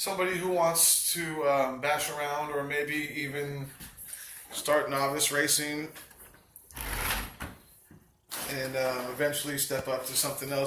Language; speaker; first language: English; native; English